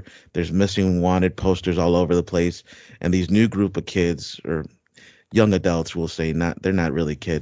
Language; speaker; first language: English; native; English